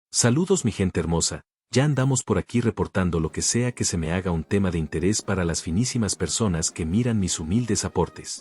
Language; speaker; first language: Spanish; native; Spanish